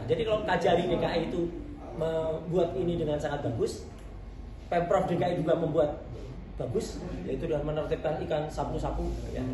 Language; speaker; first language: Indonesian; non-native, local second language; Javanese